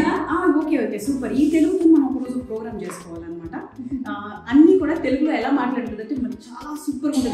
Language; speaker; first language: Telugu; native; Telugu